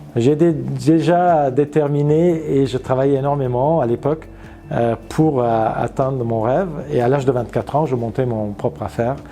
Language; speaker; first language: French; non-native, fluent; Armenian